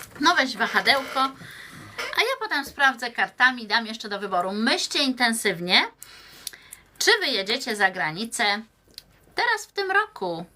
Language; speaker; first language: Polish; native; Polish